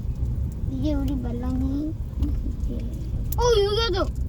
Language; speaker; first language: Korean; native; Korean